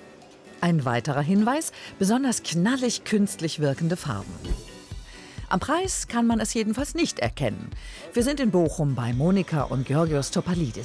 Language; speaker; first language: German; native; German